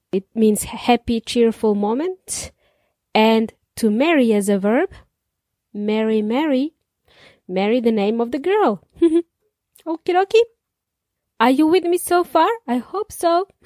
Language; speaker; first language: English; non-native, fluent; Serbian